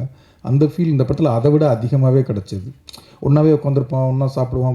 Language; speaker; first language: Tamil; native; Tamil